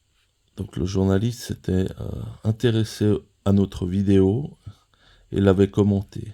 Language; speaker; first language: French; native; French